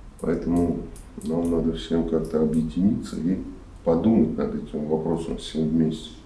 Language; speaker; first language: Russian; native; Russian